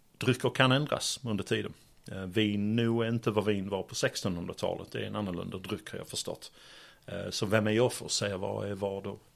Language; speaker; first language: Swedish; non-native, fluent; English